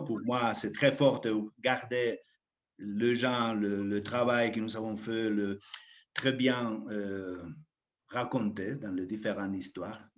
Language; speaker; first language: French; non-native, fluent; Spanish